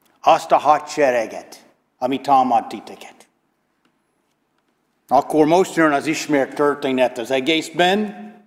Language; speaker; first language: Hungarian; non-native, learner; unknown